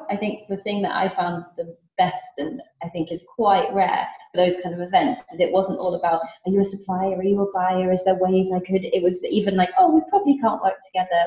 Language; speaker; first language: English; native; English